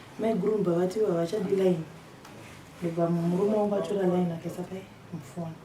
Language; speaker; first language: Shona; early bilingual, other home language; Nyanja